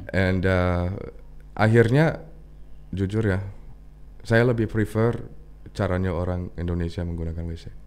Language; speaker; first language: Indonesian; non-native, fluent; English